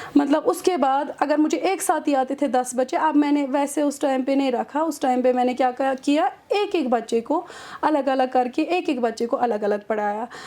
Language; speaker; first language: Urdu; non-native, local second language; Kashmiri